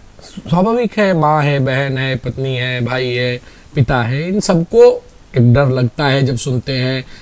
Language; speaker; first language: Hindi; native; Hindi